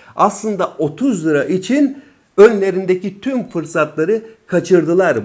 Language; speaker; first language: Turkish; native; Turkish